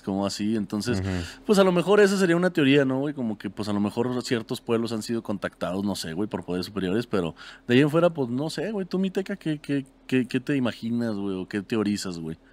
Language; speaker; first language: Spanish; native; Spanish